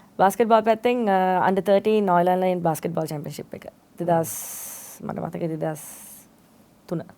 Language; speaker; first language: Sinhala; native; Sinhala